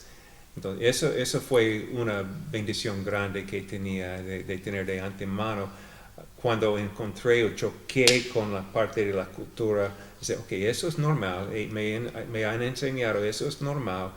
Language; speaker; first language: Spanish; non-native, fluent; English